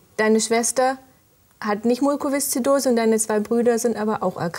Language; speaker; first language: German; native; German